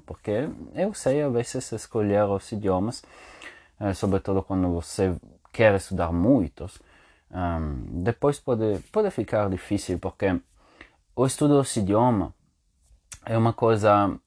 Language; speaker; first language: Portuguese; non-native, learner; Spanish